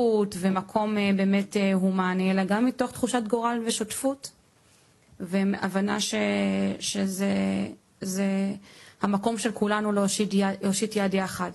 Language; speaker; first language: Hebrew; native; Hebrew